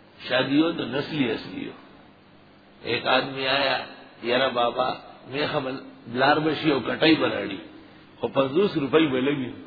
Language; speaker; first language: Urdu; non-native, local second language; Pashto